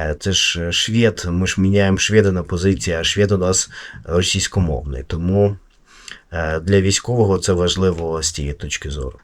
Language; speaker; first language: Ukrainian; non-native, local second language; Russian